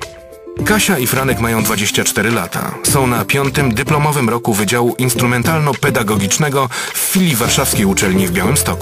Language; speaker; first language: Polish; native; Polish